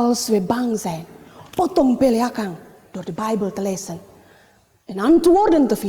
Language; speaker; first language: Dutch; non-native, learner; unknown